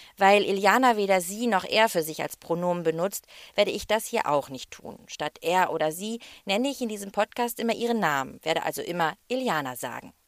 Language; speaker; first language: German; native; German